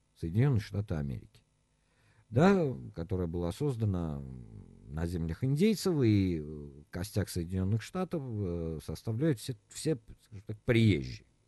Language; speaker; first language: Russian; non-native, local second language; Armenian